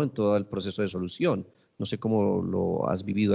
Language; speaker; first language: Spanish; native; Spanish